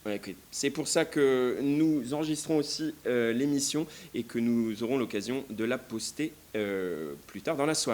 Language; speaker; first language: French; native; French